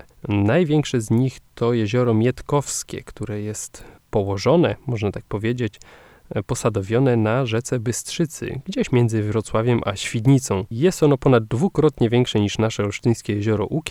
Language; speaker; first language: Polish; native; Polish